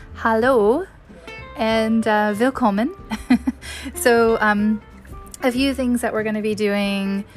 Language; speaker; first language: English; native; English